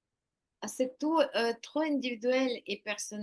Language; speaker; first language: French; non-native, learner; Ukrainian